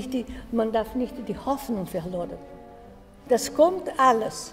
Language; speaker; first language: German; non-native, fluent; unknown